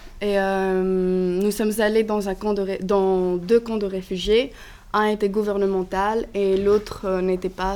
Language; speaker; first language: French; non-native, fluent; Greek